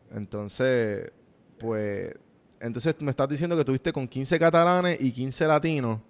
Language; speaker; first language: Spanish; native; Spanish